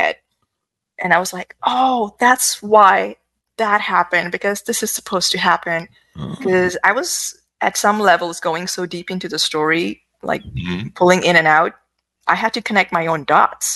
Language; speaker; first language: English; non-native, local second language; Urdu